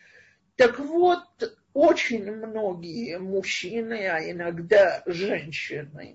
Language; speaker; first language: Russian; native; Russian